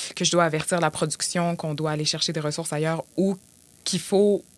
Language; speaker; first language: French; native; French